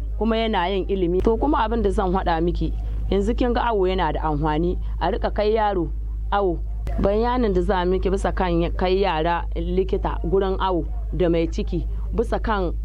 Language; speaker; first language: Hausa; native; Hausa